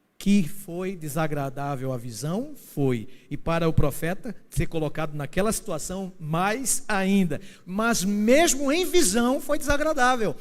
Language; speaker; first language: Portuguese; native; Portuguese